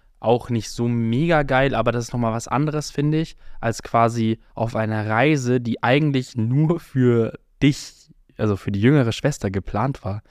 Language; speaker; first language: German; native; German